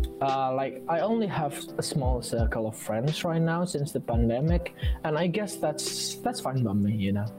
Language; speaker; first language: English; non-native, fluent; Indonesian